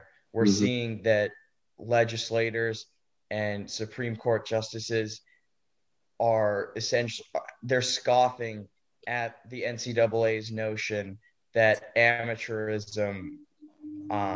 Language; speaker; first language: English; native; English